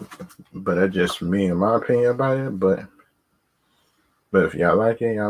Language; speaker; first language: English; native; English